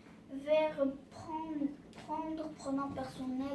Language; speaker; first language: French; non-native, learner; Arabic